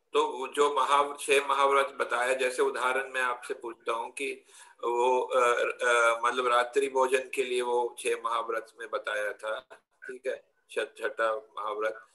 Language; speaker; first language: Hindi; non-native, local second language; Gujarati